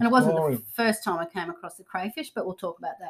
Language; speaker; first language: English; native; English